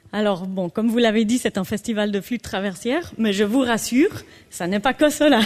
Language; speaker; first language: French; native; French